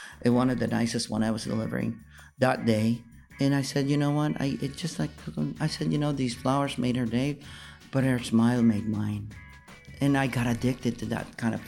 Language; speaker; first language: English; non-native, local second language; Filipino